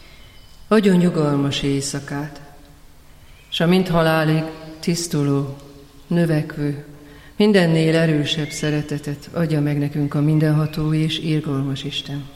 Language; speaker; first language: Hungarian; native; Hungarian